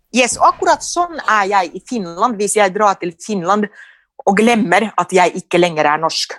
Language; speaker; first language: Norwegian; non-native, fluent; Finnish